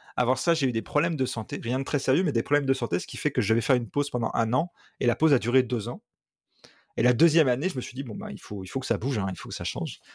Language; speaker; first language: French; native; French